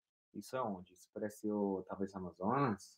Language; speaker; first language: Portuguese; non-native, fluent; English